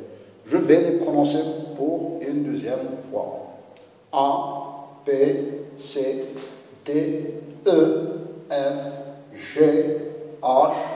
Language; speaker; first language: French; non-native, local second language; Arabic